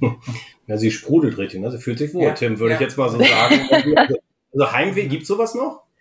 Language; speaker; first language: German; native; German